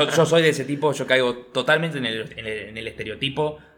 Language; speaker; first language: Spanish; native; Spanish